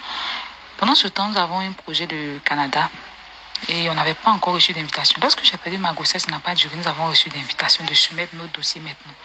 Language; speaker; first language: French; native; French